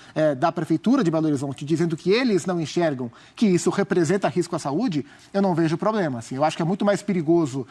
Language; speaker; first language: Portuguese; native; Portuguese